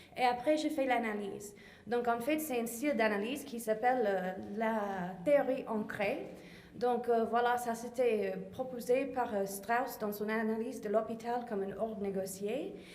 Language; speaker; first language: French; non-native, fluent; English